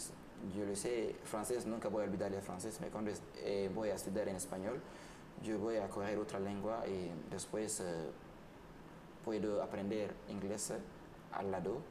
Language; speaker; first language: Spanish; non-native, learner; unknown